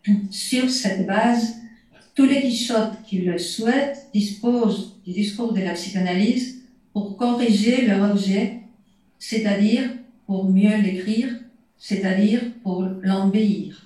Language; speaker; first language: French; native; French